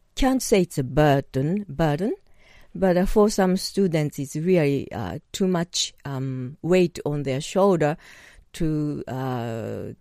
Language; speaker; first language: English; non-native, fluent; Japanese